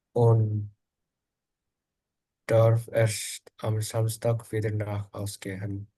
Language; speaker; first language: German; non-native, learner; Indonesian